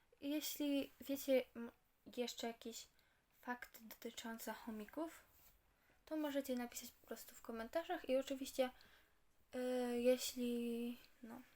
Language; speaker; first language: Polish; native; Polish